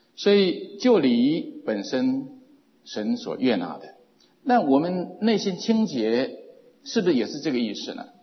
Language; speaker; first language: Chinese; native; Chinese